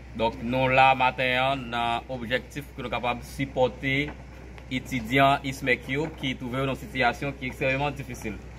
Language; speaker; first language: Haitian Creole; native; Haitian Creole